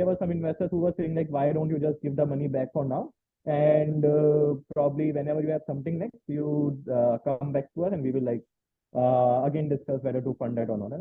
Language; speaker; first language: English; non-native, local second language; Hindi